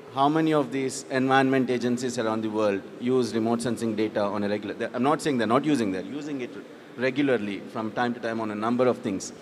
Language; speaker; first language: English; non-native, local second language; Telugu